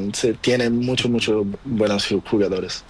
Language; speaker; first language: Spanish; non-native, learner; Portuguese